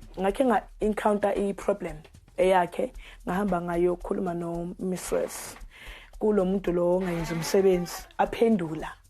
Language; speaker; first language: Zulu; native; Zulu